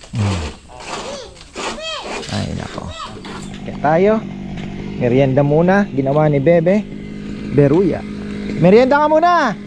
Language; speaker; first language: Filipino; non-native, local second language; Bikol